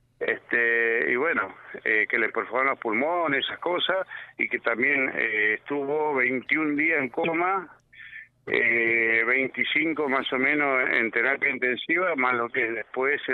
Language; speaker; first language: Spanish; native; Spanish